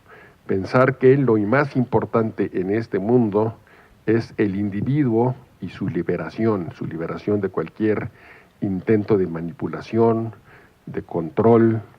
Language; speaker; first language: Spanish; native; Spanish